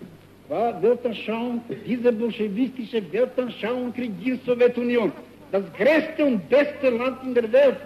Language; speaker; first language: German; non-native, fluent; Bulgarian